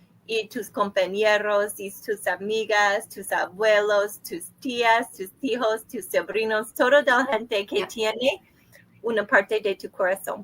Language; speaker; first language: Spanish; non-native, learner; English